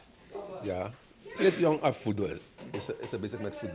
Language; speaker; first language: Dutch; non-native, local second language; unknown